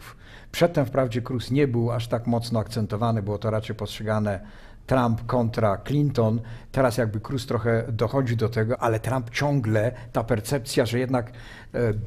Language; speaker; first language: Polish; native; Polish